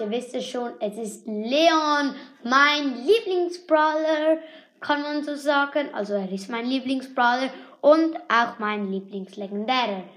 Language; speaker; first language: German; native; German